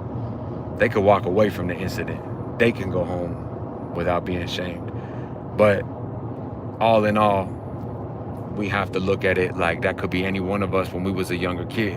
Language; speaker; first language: English; native; English